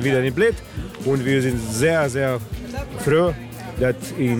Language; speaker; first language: German; non-native, learner; Slovenian